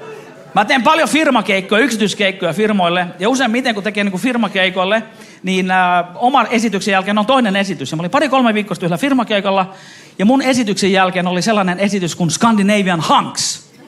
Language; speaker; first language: Finnish; native; Finnish